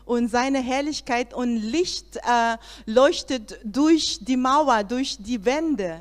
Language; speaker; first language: German; non-native, learner; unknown